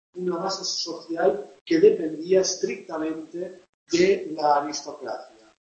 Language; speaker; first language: Spanish; non-native, local second language; Catalan